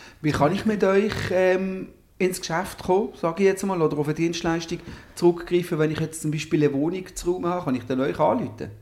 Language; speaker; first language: German; native; German